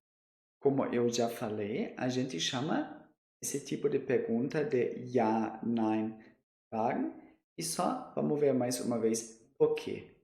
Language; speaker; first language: Portuguese; non-native, fluent; German